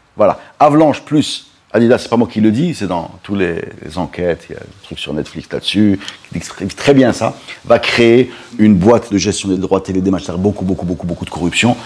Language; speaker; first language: French; non-native, local second language; Arabic